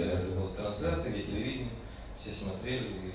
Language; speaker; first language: Russian; native; Russian